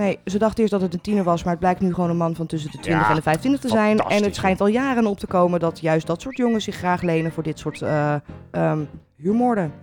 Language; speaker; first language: Dutch; native; Dutch